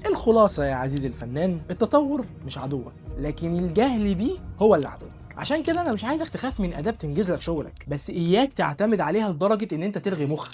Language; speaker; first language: Arabic; native; Arabic